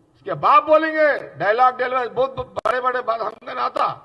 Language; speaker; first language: Hindi; non-native, local second language; Telugu